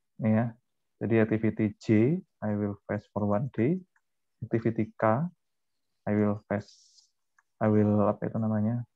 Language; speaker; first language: English; non-native, fluent; Indonesian